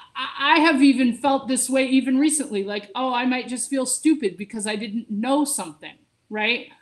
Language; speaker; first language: English; native; English